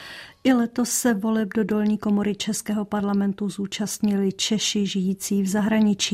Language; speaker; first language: Czech; native; Czech